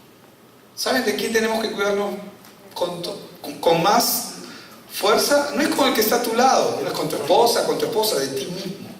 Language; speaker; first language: Spanish; native; Spanish